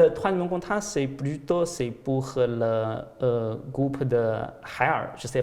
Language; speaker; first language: French; non-native, fluent; Chinese